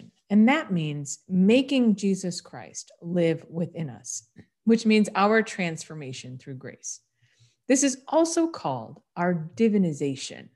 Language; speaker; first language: English; native; English